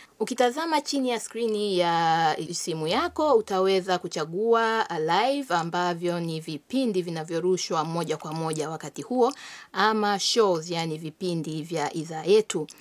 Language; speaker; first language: Swahili; native; Swahili